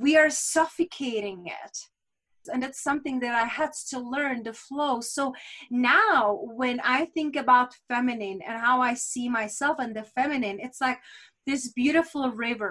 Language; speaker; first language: English; non-native, fluent; Czech